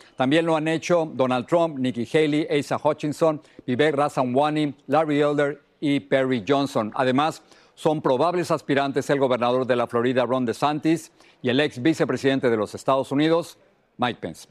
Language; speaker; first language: Spanish; native; Spanish